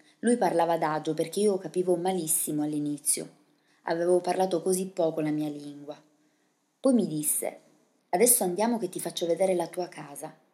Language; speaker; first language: Italian; early bilingual, other home language; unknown